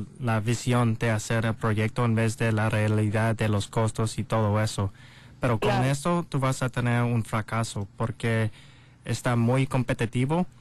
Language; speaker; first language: Spanish; non-native, learner; English